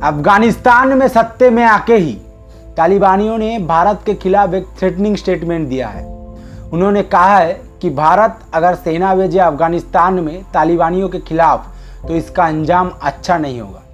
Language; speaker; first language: Hindi; non-native, local second language; Bangla